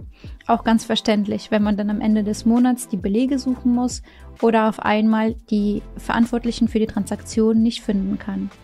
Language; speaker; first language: German; non-native, fluent; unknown